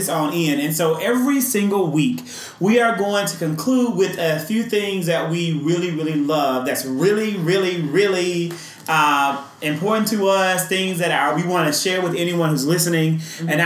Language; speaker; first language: English; native; English